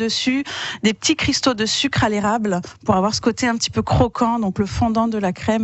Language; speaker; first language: French; native; French